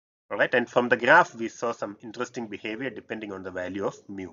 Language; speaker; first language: English; non-native, local second language; Malayalam